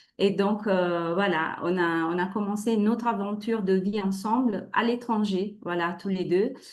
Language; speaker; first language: French; non-native, fluent; Italian